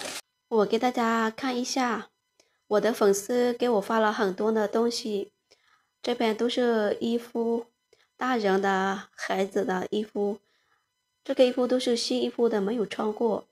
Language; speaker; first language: Chinese; non-native, fluent; Lao